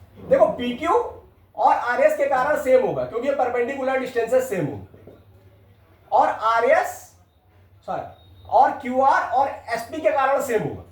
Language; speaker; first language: Hindi; native; Hindi